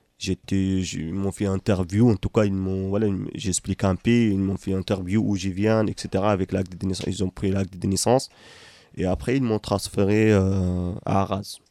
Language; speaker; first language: French; non-native, fluent; Arabic